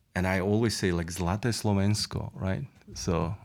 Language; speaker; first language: English; non-native, fluent; Mongolian